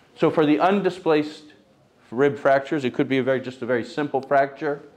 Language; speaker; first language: English; early bilingual, other home language; Ukrainian